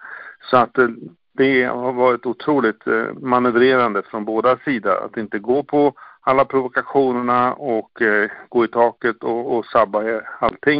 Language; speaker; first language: Swedish; native; Swedish